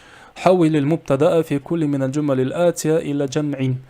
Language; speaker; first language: Arabic; non-native, fluent; Kazakh